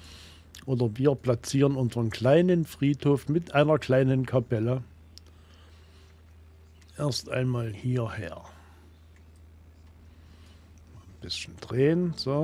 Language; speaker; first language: German; native; German